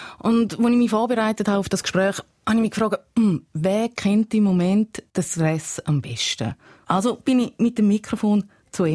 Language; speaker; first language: German; native; German